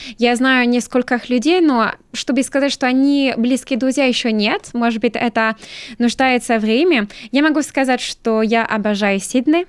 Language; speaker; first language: Russian; non-native, learner; French